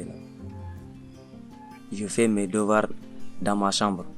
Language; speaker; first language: French; non-native, learner; Mandingo